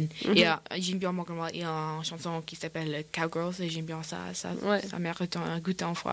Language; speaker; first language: French; non-native, learner; English